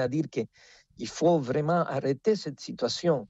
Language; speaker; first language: French; non-native, fluent; Spanish